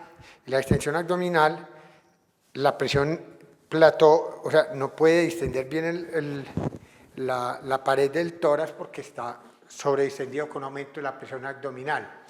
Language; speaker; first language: Spanish; native; Spanish